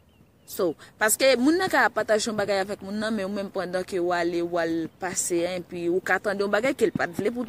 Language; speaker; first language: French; non-native, learner; Haitian Creole